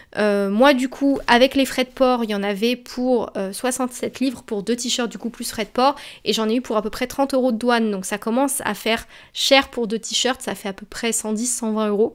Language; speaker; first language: French; native; French